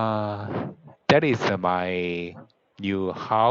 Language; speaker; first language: English; non-native, learner; Korean